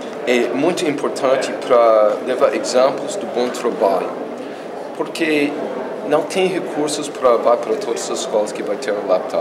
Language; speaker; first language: Portuguese; non-native, fluent; English